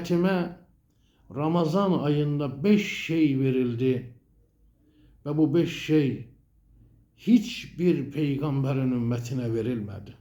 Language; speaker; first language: Turkish; native; Turkish